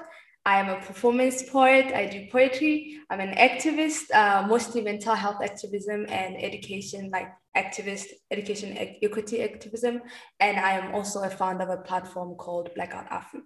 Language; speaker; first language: English; non-native, local second language; Tswana